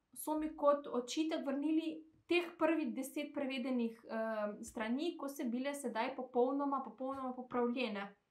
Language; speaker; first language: Slovenian; non-native, fluent; Macedonian